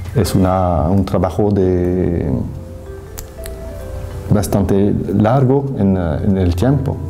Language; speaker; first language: Spanish; non-native, fluent; French